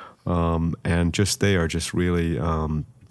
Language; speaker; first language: English; native; English